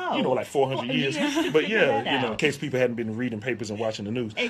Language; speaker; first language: English; native; English